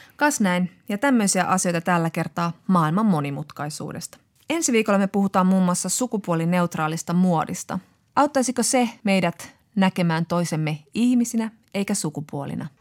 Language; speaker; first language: Finnish; native; Finnish